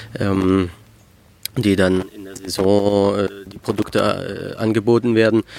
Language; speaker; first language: German; early bilingual, heritage; French